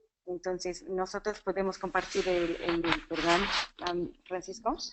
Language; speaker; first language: Spanish; non-native, fluent; English